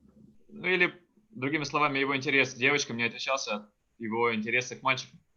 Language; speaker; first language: Russian; native; Russian